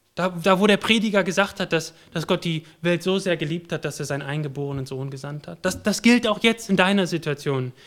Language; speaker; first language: German; native; German